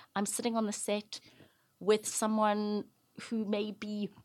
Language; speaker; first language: English; native; English